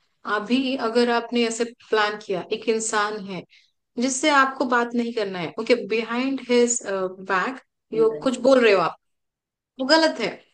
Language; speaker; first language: Hindi; native; Hindi